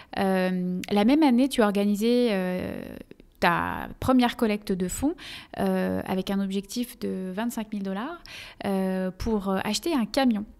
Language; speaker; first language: French; native; French